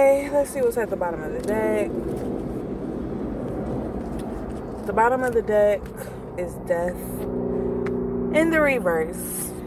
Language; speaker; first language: English; native; English